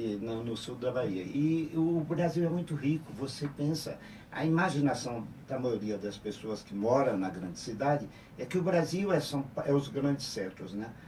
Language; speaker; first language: Portuguese; native; Portuguese